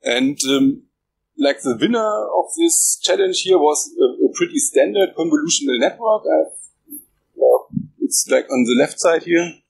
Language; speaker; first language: English; non-native, fluent; German